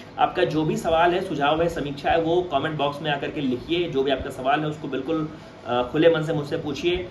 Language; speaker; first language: Hindi; native; Hindi